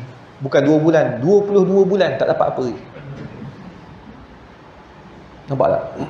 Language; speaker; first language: Malay; native; Malay